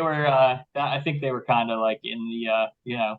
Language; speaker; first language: English; native; English